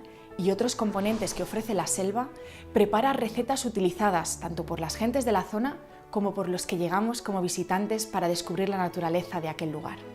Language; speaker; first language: Spanish; native; Spanish